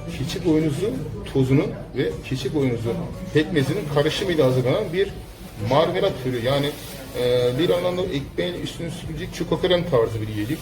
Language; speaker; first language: Turkish; native; Turkish